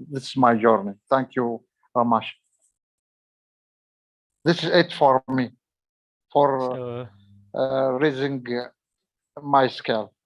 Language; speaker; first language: English; non-native, learner; Arabic